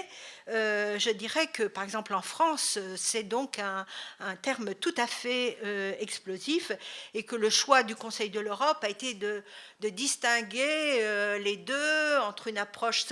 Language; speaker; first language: French; native; French